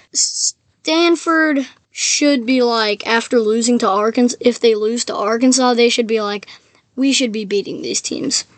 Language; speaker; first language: English; native; English